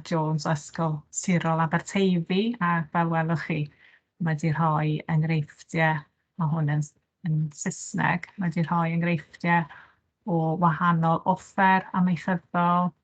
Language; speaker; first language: Welsh; native; Welsh